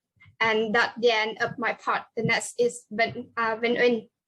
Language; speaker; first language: English; non-native, learner; Vietnamese